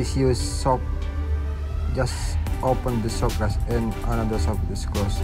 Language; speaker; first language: English; non-native, learner; Indonesian